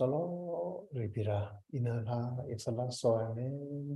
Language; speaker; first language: Spanish; non-native, learner; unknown